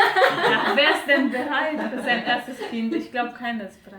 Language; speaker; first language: German; non-native, fluent; Romanian